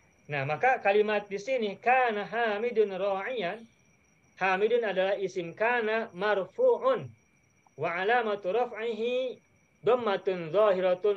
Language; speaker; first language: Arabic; non-native, fluent; Indonesian